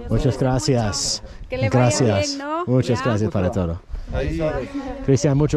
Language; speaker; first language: Spanish; non-native, learner; English